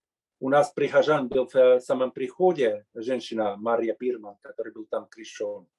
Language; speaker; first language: Russian; non-native, fluent; Finnish